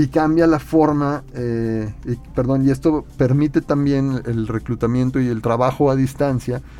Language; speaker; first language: Spanish; native; Spanish